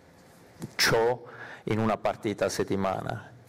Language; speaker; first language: Italian; non-native, fluent; Armenian